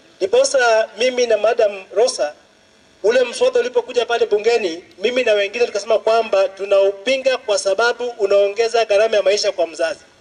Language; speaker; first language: Swahili; non-native, local second language; Luo (Kenya and Tanzania)